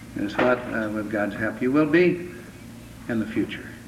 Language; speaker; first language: English; native; English